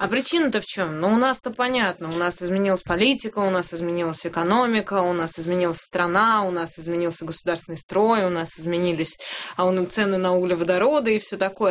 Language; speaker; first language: Russian; native; Russian